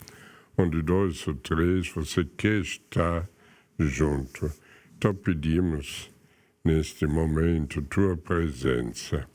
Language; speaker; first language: Portuguese; non-native, fluent; German